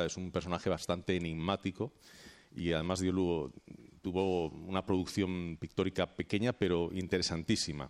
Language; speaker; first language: Spanish; native; Spanish